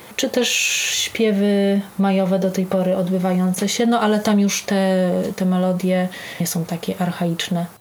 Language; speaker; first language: Polish; native; Polish